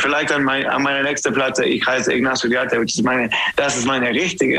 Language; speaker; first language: German; non-native, fluent; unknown